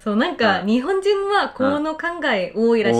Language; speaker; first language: Japanese; non-native, fluent; Korean